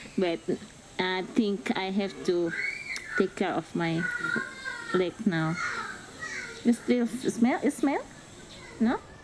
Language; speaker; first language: English; non-native, learner; Indonesian